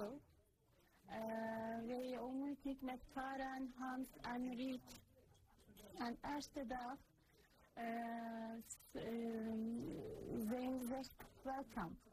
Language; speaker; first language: Dutch; non-native, learner; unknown